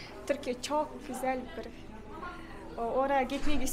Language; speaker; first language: Turkish; non-native, learner; Kazakh